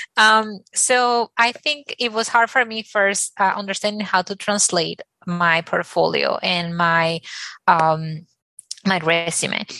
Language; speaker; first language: English; non-native, fluent; Spanish